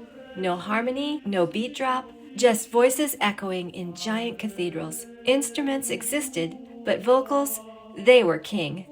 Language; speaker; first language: English; native; English